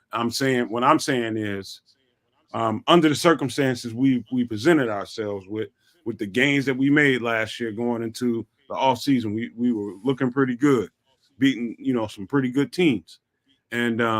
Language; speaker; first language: English; native; English